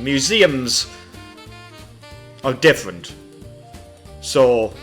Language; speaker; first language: English; native; English